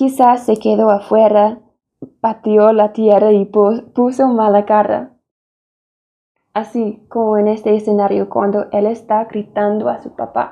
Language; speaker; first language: Spanish; non-native, fluent; English